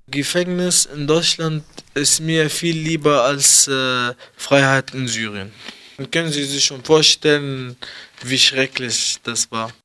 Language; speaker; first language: German; early bilingual, other home language; Arabic